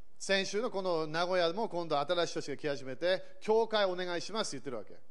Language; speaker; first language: Japanese; early bilingual, other home language; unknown